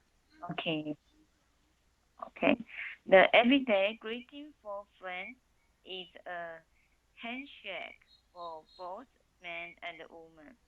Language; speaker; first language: English; non-native, learner; Chinese